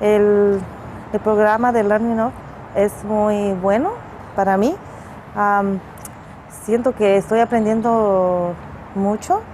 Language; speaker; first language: Spanish; native; Spanish